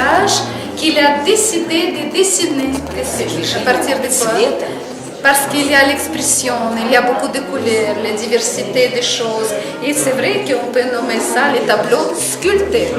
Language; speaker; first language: French; non-native, fluent; Russian